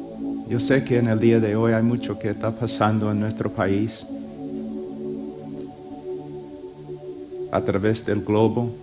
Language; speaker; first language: Spanish; non-native, fluent; English